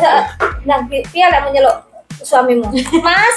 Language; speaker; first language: Indonesian; non-native, local second language; Javanese